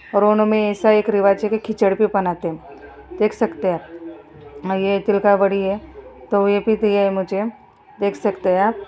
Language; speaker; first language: Hindi; non-native, local second language; Marathi